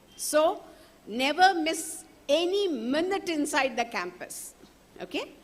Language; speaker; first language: English; non-native, local second language; Tamil